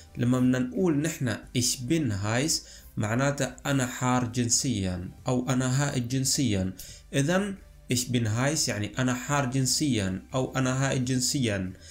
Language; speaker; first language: Arabic; native; Arabic